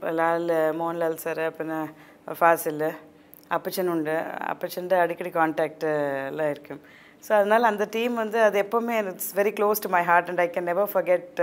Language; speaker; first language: Malayalam; non-native, local second language; Tamil